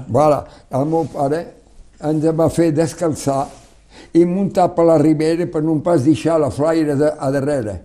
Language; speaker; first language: Catalan; non-native, local second language; French